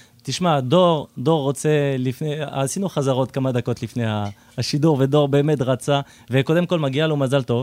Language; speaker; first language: Hebrew; non-native, fluent; French